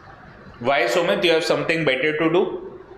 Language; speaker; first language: English; non-native, local second language; Hindi